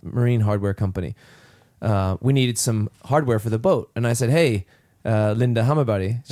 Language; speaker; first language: English; native; English